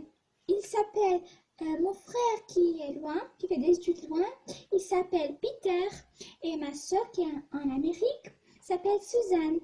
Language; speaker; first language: French; non-native, fluent; Portuguese